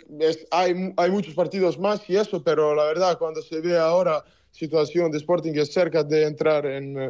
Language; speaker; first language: Spanish; non-native, learner; Serbian